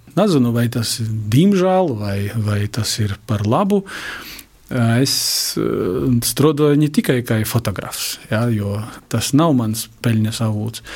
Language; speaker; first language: Latvian; native; Latvian